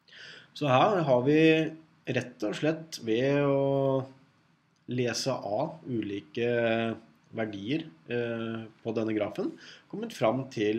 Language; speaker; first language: Norwegian; native; Norwegian